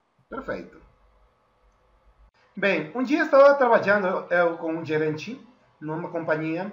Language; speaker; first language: Portuguese; non-native, fluent; Spanish